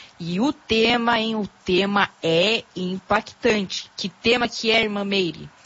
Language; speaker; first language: Portuguese; native; Portuguese